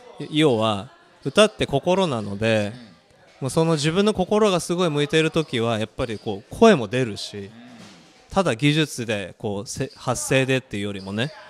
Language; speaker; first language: Japanese; early bilingual, other home language; Korean